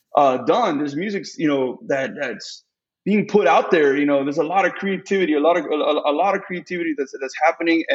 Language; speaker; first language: English; early bilingual, other home language; Spanish